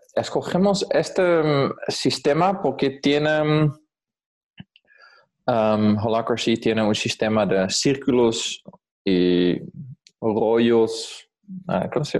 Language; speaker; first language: Spanish; non-native, fluent; Dutch